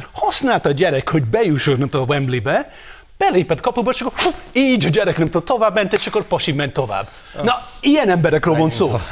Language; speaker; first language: Hungarian; non-native, fluent; English